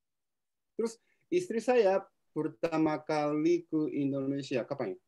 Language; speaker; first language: Indonesian; non-native, fluent; Japanese